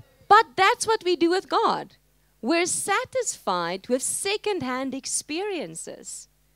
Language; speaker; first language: English; non-native, local second language; Afrikaans